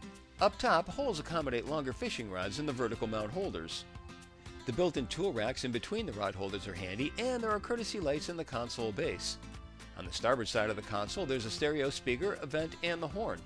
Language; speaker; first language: English; native; English